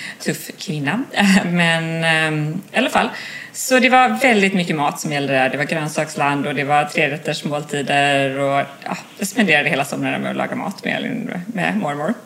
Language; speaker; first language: Swedish; native; Swedish